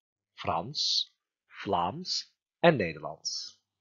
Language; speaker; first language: Dutch; non-native, fluent; Turkish